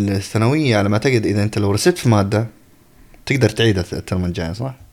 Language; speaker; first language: Arabic; early bilingual, other home language; Tigrinya